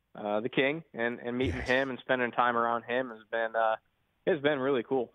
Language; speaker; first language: English; native; English